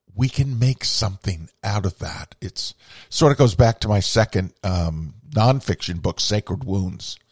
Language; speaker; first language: English; native; English